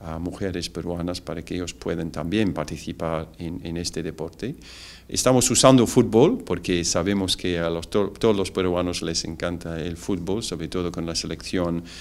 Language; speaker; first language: Spanish; non-native, fluent; English